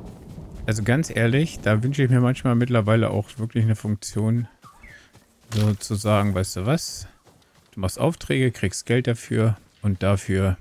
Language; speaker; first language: German; native; German